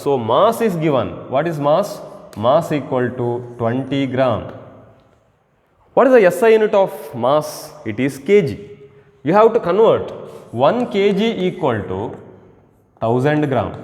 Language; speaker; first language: English; non-native, local second language; Kannada